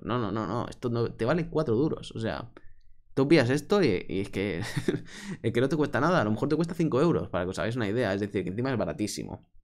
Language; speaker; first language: Spanish; native; Spanish